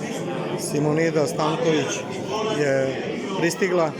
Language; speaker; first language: Bosnian; native; Bosnian